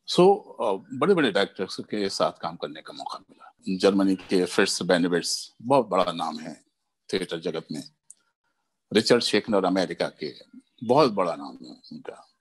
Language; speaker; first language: Hindi; early bilingual, other home language; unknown